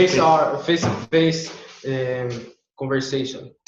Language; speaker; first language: English; non-native, learner; Portuguese